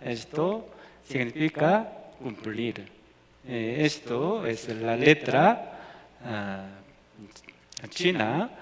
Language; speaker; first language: Spanish; non-native, fluent; Korean